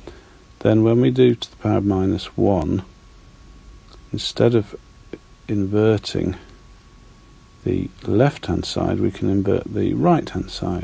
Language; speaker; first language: English; native; English